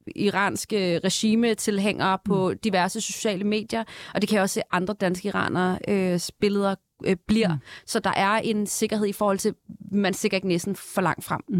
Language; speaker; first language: Danish; early bilingual, other home language; Persian